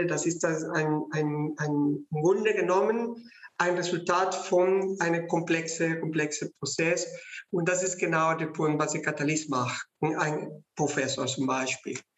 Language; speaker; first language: German; non-native, fluent; Spanish